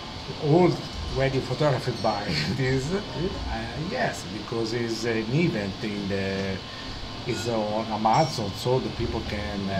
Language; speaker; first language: English; non-native, learner; Italian